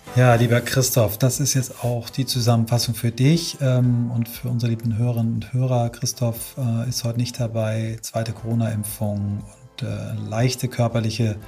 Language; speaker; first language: German; native; German